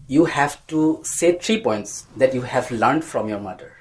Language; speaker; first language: English; non-native, local second language; Assamese